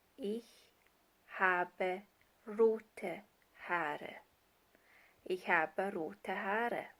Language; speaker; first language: German; non-native, fluent; English